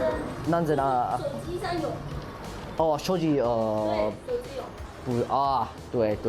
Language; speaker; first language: Chinese; non-native, learner; English